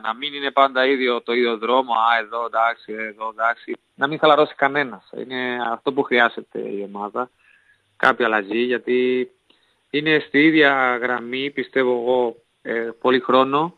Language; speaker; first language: Greek; non-native, fluent; Spanish